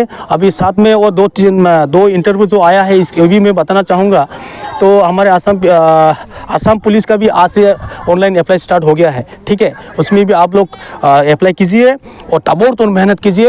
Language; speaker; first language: Hindi; non-native, local second language; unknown